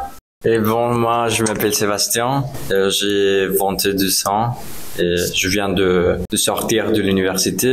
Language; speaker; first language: French; non-native, learner; Spanish